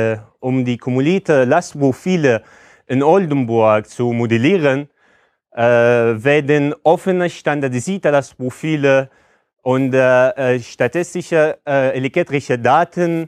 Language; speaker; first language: German; non-native, fluent; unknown